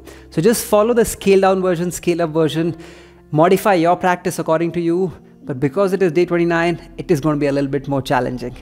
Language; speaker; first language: English; non-native, local second language; Hindi